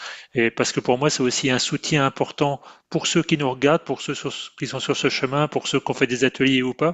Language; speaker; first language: French; native; French